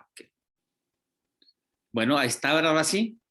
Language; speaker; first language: Spanish; native; Spanish